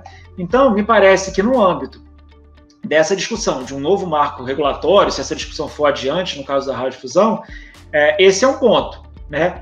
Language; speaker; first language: Portuguese; native; Portuguese